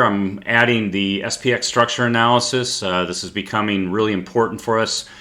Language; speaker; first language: English; native; English